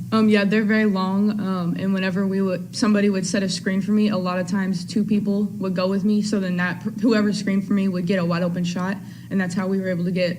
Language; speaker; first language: English; native; English